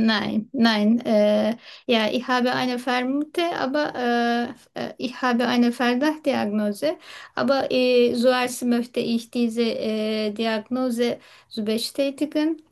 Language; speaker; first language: German; non-native, learner; Turkish